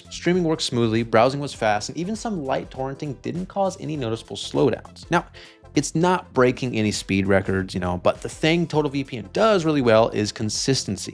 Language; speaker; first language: English; native; English